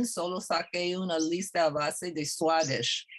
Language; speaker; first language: Spanish; non-native, fluent; English